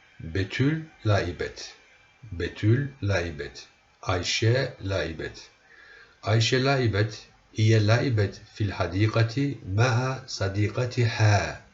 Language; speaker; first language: Arabic; non-native, fluent; Turkish